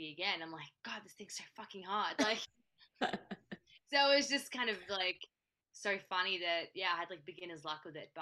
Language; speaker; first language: English; native; English